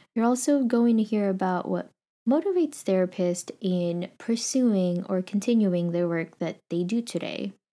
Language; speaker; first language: English; non-native, local second language; Filipino